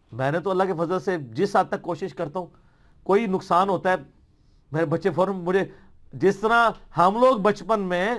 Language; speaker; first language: Urdu; non-native, local second language; Punjabi